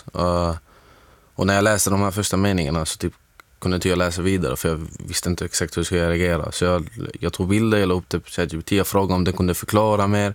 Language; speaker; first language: Swedish; non-native, fluent; Arabic